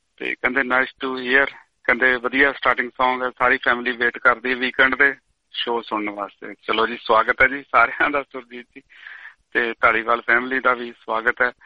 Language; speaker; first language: Punjabi; native; Punjabi